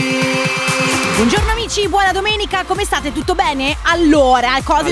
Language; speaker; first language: Italian; native; Italian